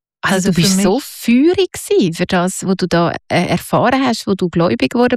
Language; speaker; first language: German; native; German